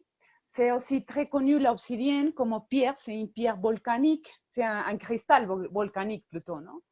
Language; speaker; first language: French; non-native, fluent; Spanish